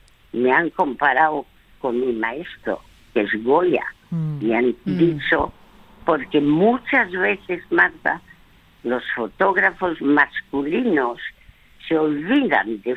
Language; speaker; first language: Spanish; early bilingual, other home language; French